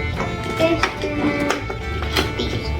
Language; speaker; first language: English; native; English